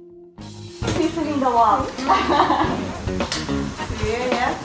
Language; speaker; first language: English; non-native, learner; Thai